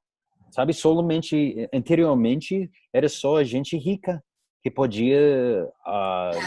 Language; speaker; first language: Portuguese; non-native, learner; English